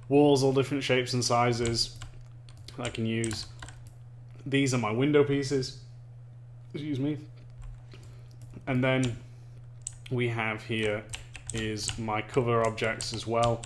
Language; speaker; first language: English; native; English